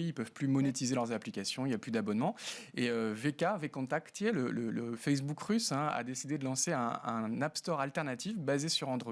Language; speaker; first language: French; native; French